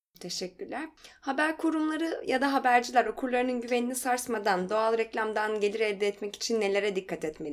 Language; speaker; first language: Turkish; native; Turkish